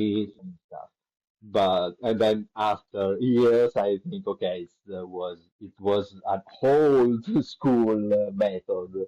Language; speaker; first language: English; non-native, learner; Italian